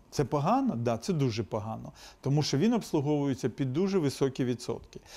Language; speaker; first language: Ukrainian; non-native, local second language; Russian